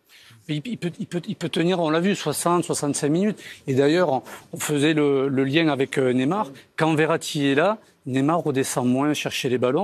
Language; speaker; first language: French; native; French